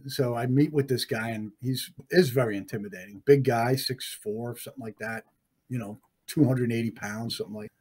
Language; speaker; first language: English; native; English